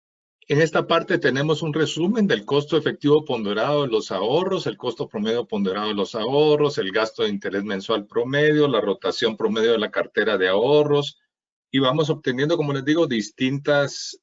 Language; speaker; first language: Spanish; native; Spanish